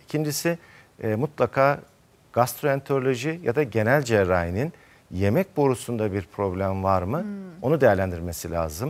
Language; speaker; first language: Turkish; native; Turkish